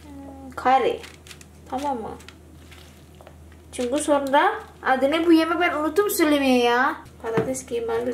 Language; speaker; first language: Turkish; non-native, learner; Indonesian